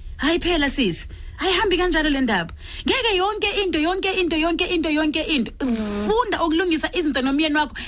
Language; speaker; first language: Zulu; non-native, local second language; Swati